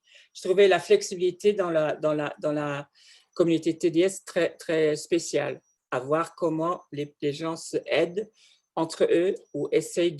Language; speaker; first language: French; non-native, fluent; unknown